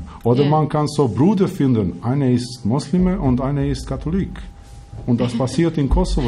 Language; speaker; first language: German; non-native, learner; Albanian